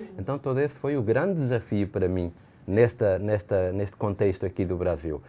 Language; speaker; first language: Portuguese; native; Portuguese